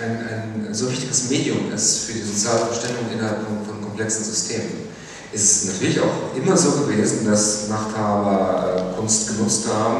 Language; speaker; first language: German; native; German